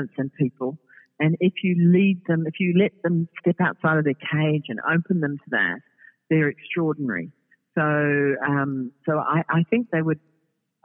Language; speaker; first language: English; native; English